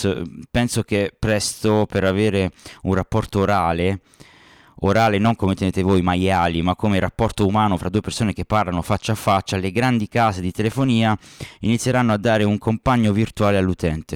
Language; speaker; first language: Italian; native; Italian